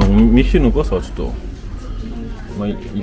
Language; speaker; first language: Japanese; non-native, learner; French